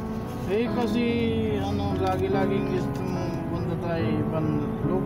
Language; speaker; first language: Filipino; non-native, learner; Arabic